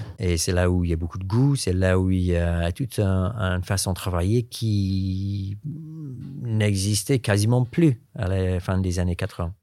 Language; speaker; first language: French; non-native, fluent; English